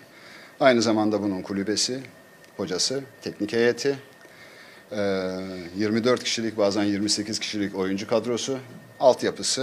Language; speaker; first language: Turkish; native; Turkish